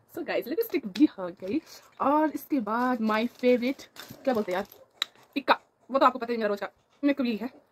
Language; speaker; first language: Hindi; non-native, local second language; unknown